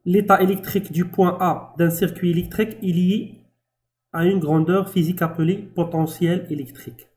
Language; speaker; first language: French; non-native, local second language; Arabic